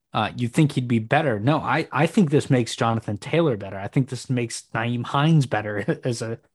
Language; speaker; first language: English; native; English